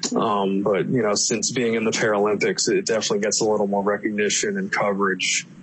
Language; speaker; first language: English; native; English